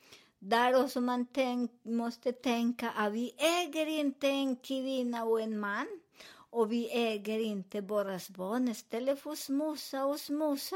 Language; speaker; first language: Swedish; non-native, learner; Spanish